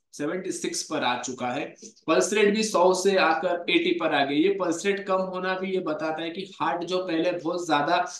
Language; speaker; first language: Hindi; non-native, local second language; Marathi